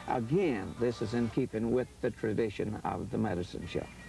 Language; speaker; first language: English; native; English